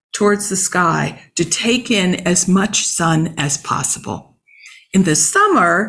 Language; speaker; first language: English; native; English